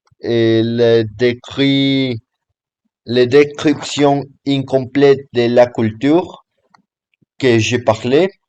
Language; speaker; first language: French; non-native, learner; Spanish